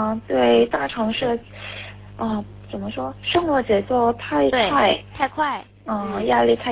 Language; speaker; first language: Chinese; non-native, learner; Korean